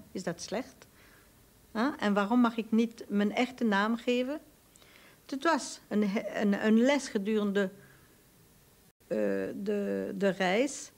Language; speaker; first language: Dutch; non-native, local second language; French